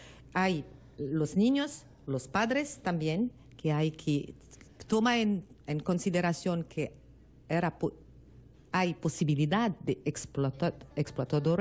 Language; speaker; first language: Spanish; non-native, learner; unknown